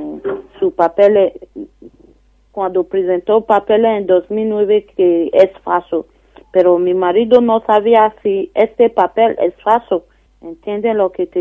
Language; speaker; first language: Spanish; non-native, learner; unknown